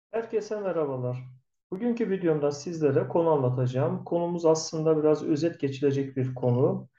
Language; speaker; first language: Turkish; native; Turkish